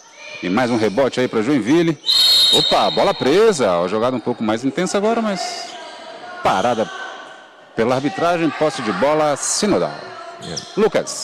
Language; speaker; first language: Portuguese; native; Portuguese